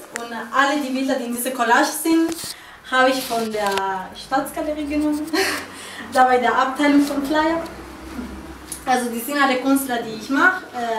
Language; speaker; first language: German; non-native, fluent; Spanish